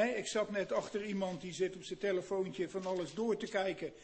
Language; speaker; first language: Dutch; native; Dutch